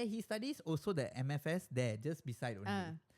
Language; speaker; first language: English; native; English